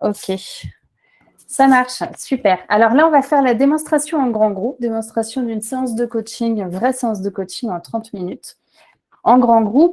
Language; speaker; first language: French; native; French